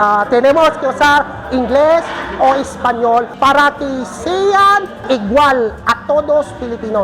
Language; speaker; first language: Spanish; non-native, fluent; Filipino